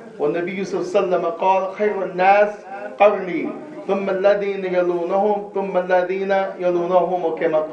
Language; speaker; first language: Arabic; non-native, learner; English